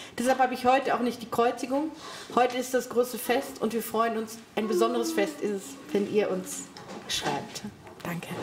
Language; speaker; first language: German; native; German